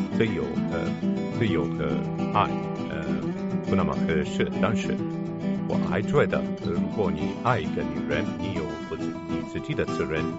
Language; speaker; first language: Chinese; non-native, learner; Italian